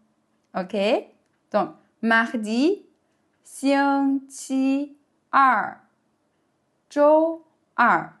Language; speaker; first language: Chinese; non-native, fluent; French